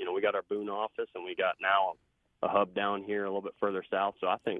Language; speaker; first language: English; native; English